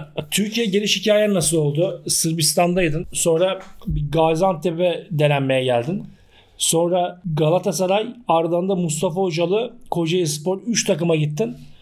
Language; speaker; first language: Turkish; native; Turkish